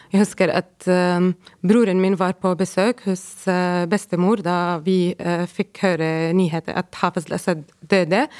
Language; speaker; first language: Norwegian; non-native, fluent; Arabic